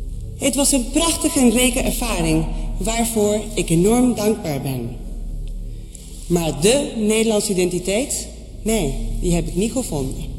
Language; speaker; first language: Dutch; non-native, fluent; Spanish